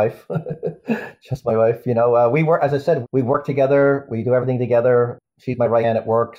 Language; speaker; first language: English; native; English